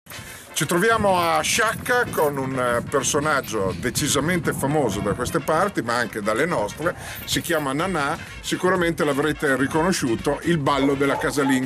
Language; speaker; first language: Italian; native; Italian